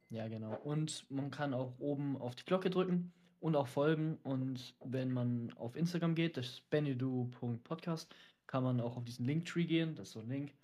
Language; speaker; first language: German; early bilingual, other home language; Dutch